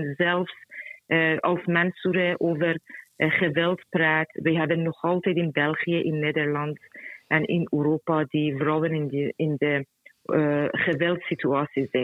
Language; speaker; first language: Dutch; non-native, fluent; Persian